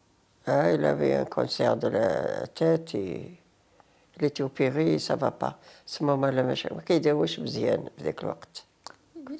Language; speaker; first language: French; non-native, learner; Arabic